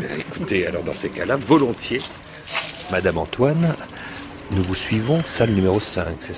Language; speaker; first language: French; native; French